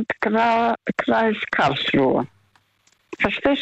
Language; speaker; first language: German; non-native, fluent; Russian